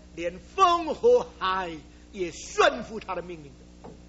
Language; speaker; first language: Chinese; native; Chinese